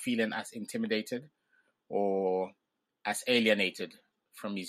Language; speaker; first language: English; non-native, local second language; Ga